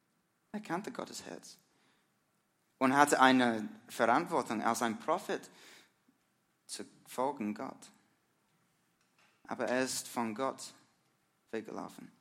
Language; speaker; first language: German; non-native, learner; English